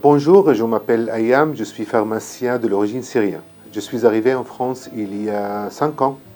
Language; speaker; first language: French; non-native, learner; Arabic